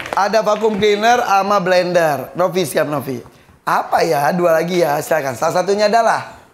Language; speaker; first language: Indonesian; native; Indonesian